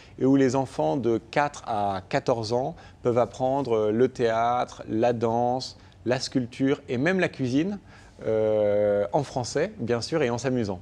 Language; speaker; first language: French; native; French